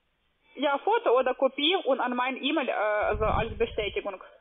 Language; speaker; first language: German; non-native, learner; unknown